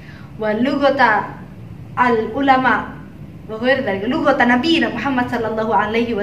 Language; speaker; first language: Arabic; non-native, learner; Indonesian